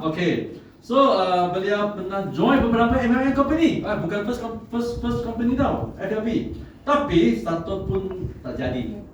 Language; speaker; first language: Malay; non-native, local second language; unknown